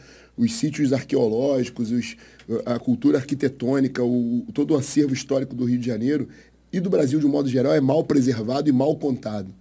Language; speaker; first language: Portuguese; native; Portuguese